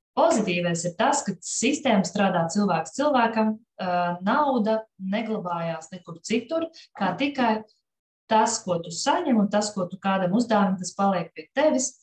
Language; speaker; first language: Latvian; non-native, local second language; Russian